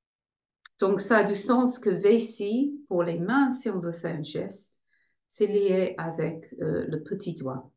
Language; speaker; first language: French; non-native, fluent; English